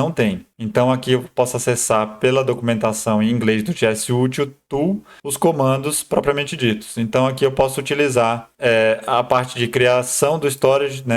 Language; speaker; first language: Portuguese; native; Portuguese